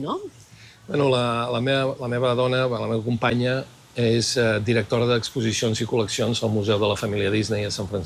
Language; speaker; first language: Catalan; native; Catalan